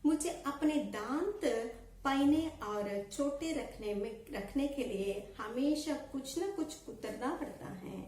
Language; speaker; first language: Hindi; non-native, local second language; Telugu